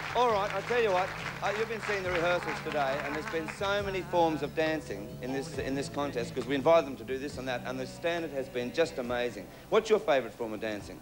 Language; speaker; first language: English; native; English